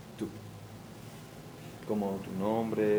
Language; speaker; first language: Spanish; non-native, learner; English